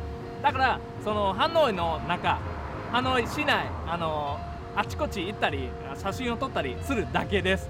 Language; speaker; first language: Japanese; non-native, fluent; Vietnamese